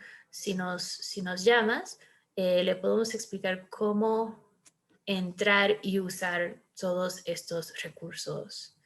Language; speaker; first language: Spanish; early bilingual, heritage; Spanish